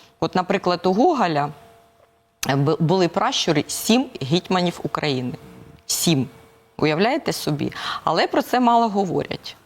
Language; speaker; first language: Ukrainian; non-native, local second language; Russian